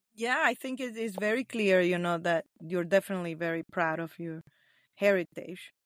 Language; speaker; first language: English; non-native, fluent; Spanish